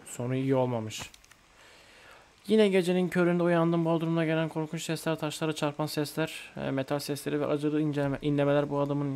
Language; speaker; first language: Turkish; native; Turkish